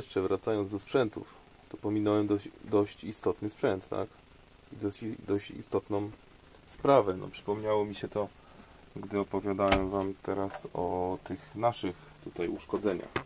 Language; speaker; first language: Polish; native; Polish